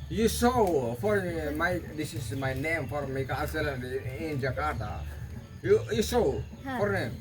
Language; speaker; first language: English; non-native, learner; Indonesian